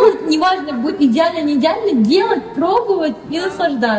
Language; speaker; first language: Russian; native; Russian